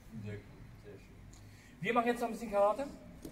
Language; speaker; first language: German; native; German